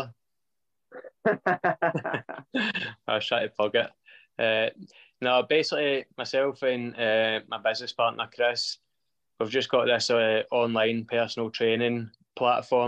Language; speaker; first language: English; native; English